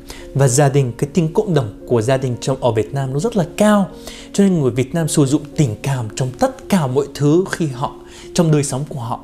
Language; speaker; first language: Vietnamese; non-native, fluent; Arabic